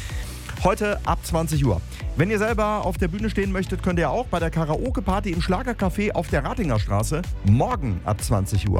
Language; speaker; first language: German; native; German